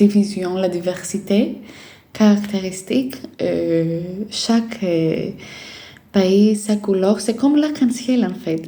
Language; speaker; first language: French; non-native, fluent; Greek